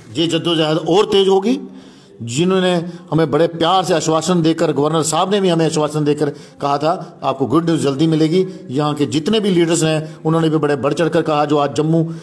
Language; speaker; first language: Hindi; non-native, local second language; Dogri